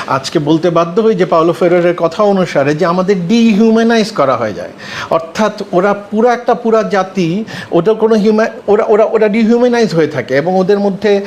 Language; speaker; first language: Bangla; native; Bangla